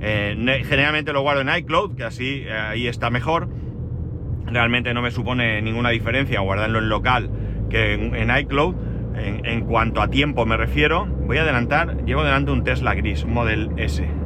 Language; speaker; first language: Spanish; native; Spanish